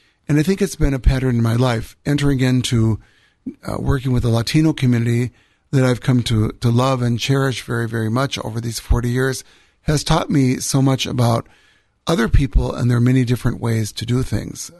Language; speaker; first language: English; native; English